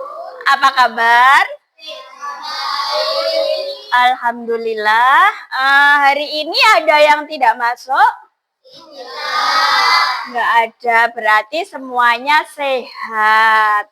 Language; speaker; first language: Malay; non-native, local second language; Javanese